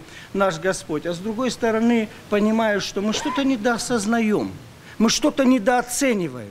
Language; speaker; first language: Russian; native; Russian